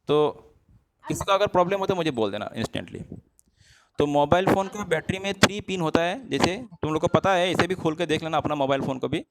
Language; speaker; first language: Hindi; non-native, local second language; Assamese